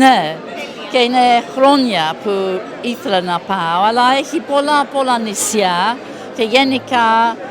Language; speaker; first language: Greek; non-native, learner; English